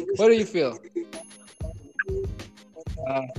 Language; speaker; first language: English; non-native, learner; Indonesian